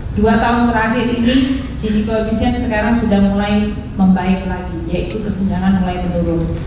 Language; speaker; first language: Indonesian; native; Indonesian